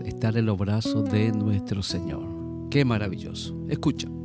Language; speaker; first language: Spanish; native; Spanish